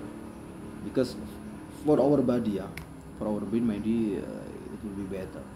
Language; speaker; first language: English; non-native, learner; Indonesian